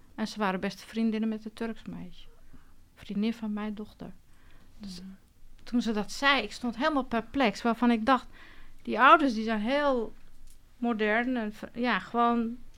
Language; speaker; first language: Dutch; early bilingual, other home language; Turkish